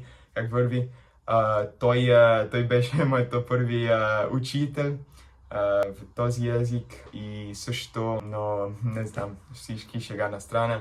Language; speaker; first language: Bulgarian; non-native, learner; English